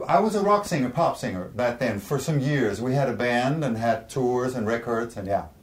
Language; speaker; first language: English; non-native, fluent; Danish